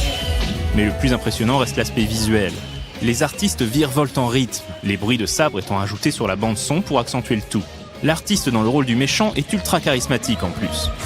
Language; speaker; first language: French; native; French